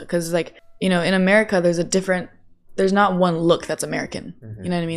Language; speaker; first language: English; early bilingual, other home language; Japanese